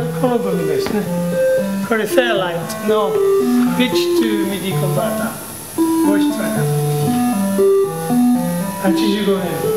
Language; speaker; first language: Japanese; non-native, learner; English